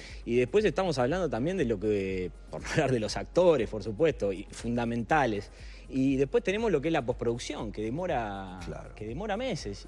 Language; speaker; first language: Spanish; native; Spanish